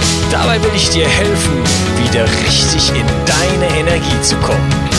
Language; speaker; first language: German; native; German